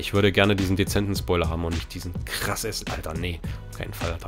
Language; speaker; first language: German; native; German